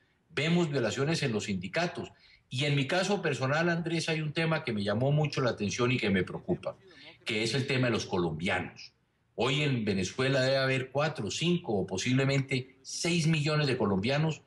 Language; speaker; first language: Spanish; native; Spanish